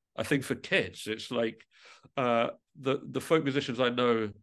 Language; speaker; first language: English; native; English